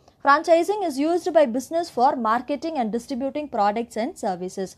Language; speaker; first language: English; non-native, local second language; Tamil